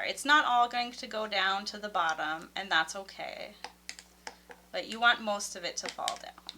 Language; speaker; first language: English; native; English